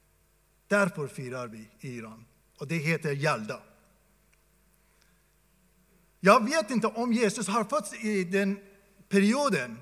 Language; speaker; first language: Swedish; non-native, fluent; Persian